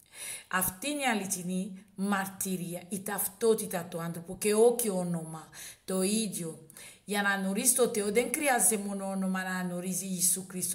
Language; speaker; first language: Greek; non-native, learner; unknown